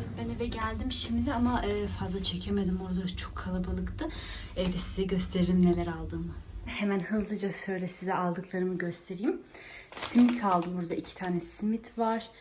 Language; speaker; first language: Turkish; early bilingual, heritage; Turkish